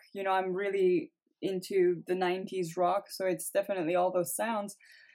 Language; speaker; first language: English; non-native, fluent; French